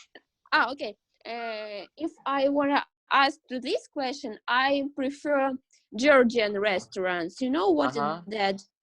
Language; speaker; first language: English; non-native, learner; Ukrainian